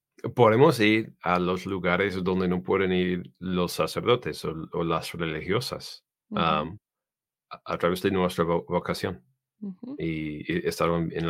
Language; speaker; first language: Spanish; non-native, learner; English